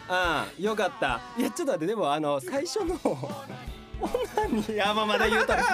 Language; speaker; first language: Japanese; early bilingual, other home language; Filipino